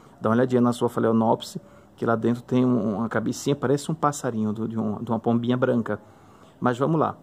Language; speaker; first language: Portuguese; native; Portuguese